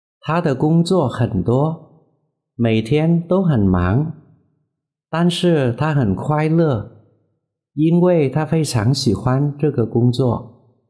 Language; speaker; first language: Chinese; non-native, fluent; Vietnamese